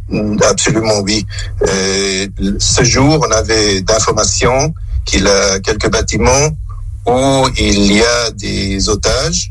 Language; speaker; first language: French; non-native, local second language; German